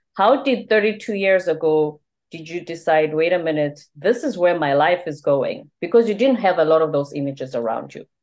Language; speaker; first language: English; non-native, local second language; Zulu